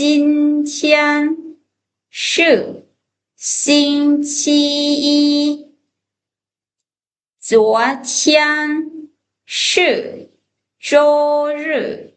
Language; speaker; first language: Chinese; non-native, fluent; Lao